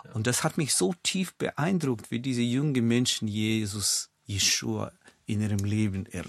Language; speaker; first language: German; non-native, fluent; Russian